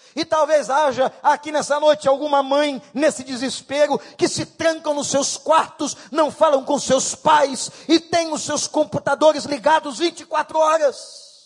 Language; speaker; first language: Portuguese; native; Portuguese